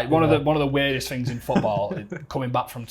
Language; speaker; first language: English; native; English